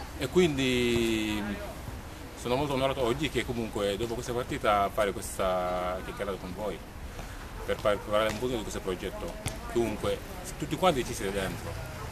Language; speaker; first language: Italian; non-native, fluent; Mandingo